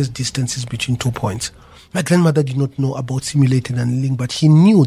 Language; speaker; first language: English; non-native, local second language; Venda